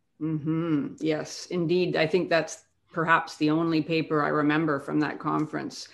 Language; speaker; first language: English; native; English